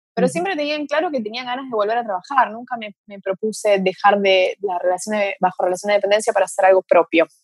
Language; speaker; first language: Spanish; early bilingual, other home language; Portuguese